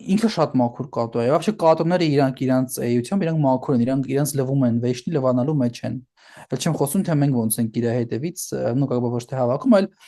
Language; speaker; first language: Armenian; early bilingual, heritage; Armenian